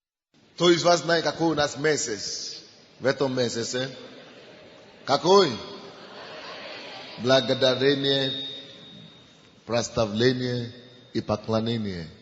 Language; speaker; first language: Russian; non-native, fluent; Yoruba